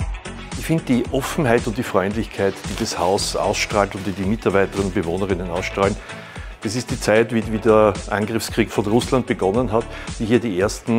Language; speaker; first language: German; native; German